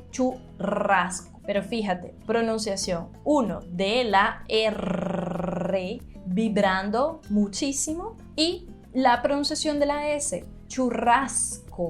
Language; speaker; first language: Spanish; non-native, fluent; Portuguese